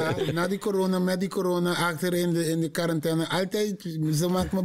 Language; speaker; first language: Dutch; non-native, learner; Papiamento